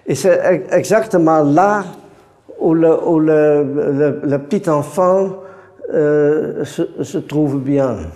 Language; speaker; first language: French; non-native, fluent; Dutch